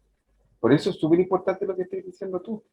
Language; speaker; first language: Spanish; native; Spanish